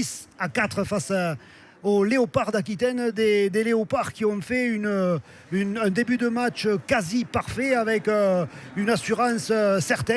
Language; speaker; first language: French; native; French